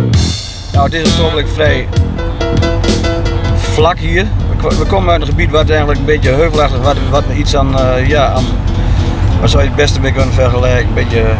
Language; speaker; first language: Dutch; native; Dutch